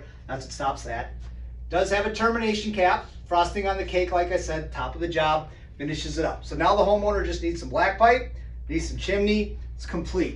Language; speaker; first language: English; native; English